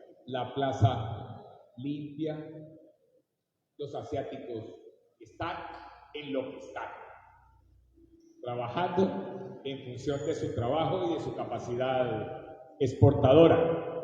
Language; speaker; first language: Spanish; native; Spanish